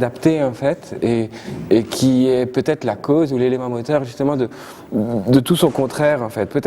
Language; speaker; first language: French; native; French